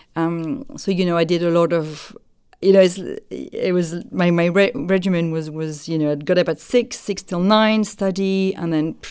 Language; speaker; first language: English; non-native, fluent; French